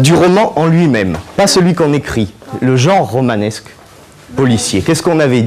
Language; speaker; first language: French; native; French